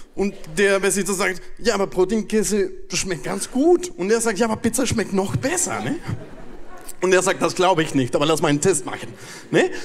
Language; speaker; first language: German; non-native, fluent; Spanish